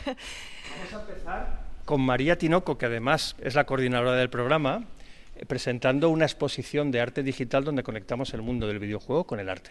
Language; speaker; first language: Spanish; native; Spanish